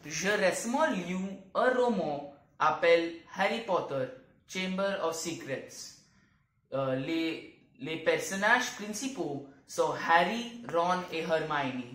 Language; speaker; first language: French; non-native, learner; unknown